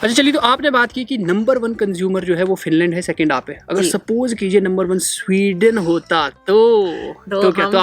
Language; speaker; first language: Hindi; native; Hindi